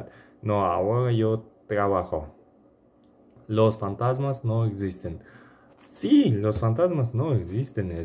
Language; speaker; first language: Spanish; non-native, learner; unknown